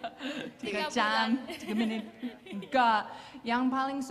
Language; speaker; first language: Indonesian; non-native, fluent; English